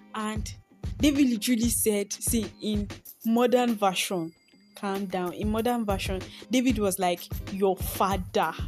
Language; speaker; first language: English; non-native, local second language; Yoruba